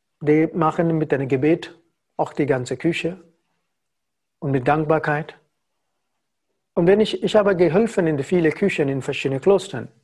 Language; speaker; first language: German; non-native, learner; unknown